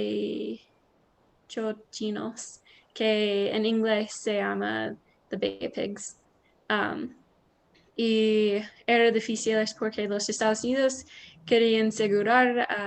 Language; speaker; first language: Spanish; non-native, learner; English